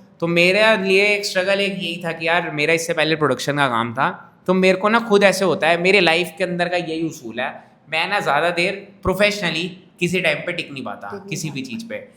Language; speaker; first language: Hindi; native; Hindi